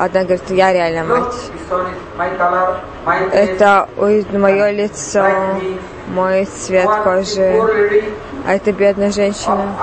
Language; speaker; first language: Russian; native; Russian